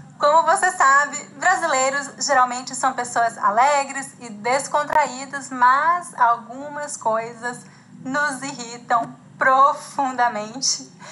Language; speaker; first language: Portuguese; native; Portuguese